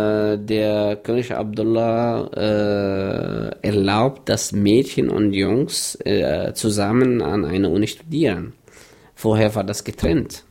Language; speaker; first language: German; non-native, fluent; Arabic